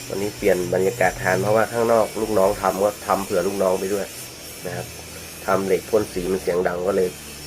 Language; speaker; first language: Thai; non-native, local second language; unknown